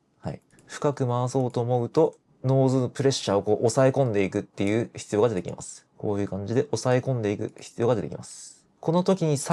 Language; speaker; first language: Japanese; native; Japanese